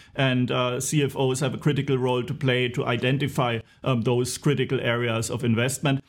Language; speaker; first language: English; non-native, fluent; German